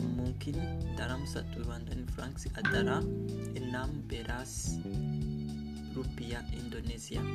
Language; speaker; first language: Indonesian; non-native, learner; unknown